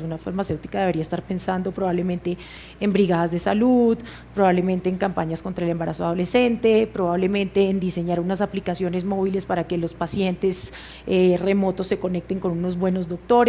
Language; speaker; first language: Spanish; native; Spanish